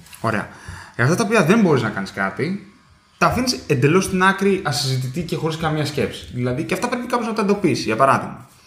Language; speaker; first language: Greek; early bilingual, heritage; Greek